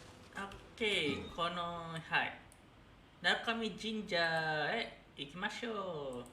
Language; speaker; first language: Japanese; non-native, learner; Indonesian